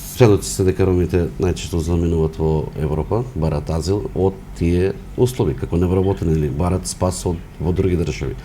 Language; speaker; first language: Macedonian; non-native, local second language; Romany